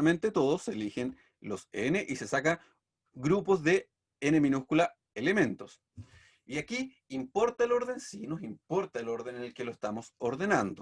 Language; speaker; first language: Spanish; native; Spanish